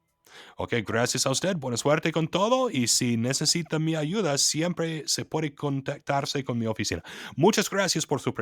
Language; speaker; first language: Spanish; non-native, fluent; English